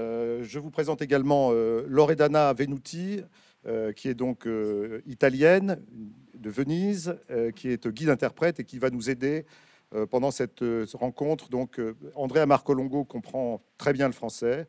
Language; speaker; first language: French; native; French